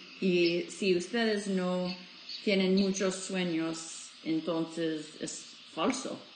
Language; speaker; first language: Spanish; non-native, fluent; English